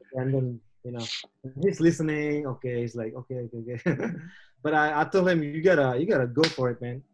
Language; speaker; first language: English; non-native, learner; Indonesian